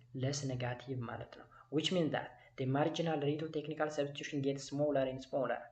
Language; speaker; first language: English; non-native, local second language; Amharic